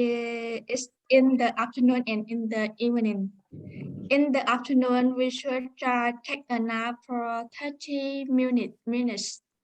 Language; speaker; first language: English; non-native, learner; Vietnamese